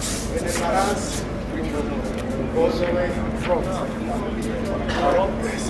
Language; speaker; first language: English; non-native, learner; Spanish